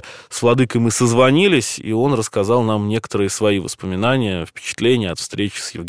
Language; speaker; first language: Russian; native; Russian